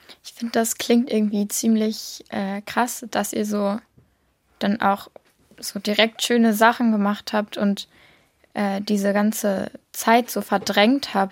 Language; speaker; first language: German; native; German